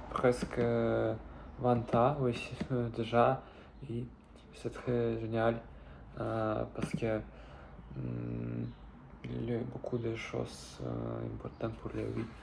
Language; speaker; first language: French; non-native, learner; Russian